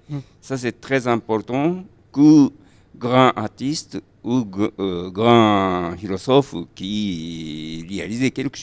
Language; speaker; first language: French; non-native, learner; Japanese